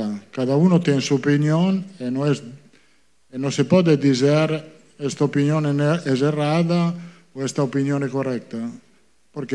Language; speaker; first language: Portuguese; non-native, fluent; Italian